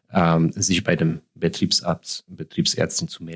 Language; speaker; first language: German; non-native, fluent; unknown